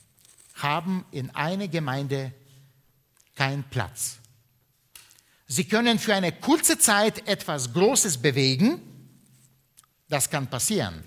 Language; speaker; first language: German; non-native, fluent; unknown